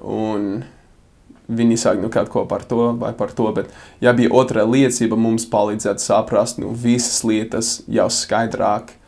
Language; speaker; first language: Latvian; non-native, fluent; English